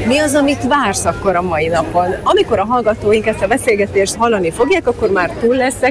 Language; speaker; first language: Hungarian; native; Hungarian